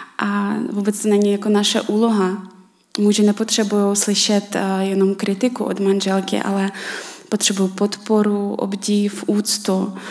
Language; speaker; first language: Czech; non-native, fluent; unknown